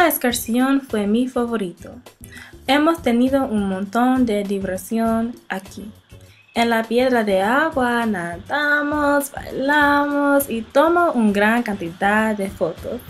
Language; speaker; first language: Spanish; non-native, learner; English